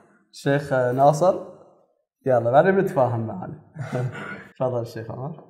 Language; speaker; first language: Arabic; native; Arabic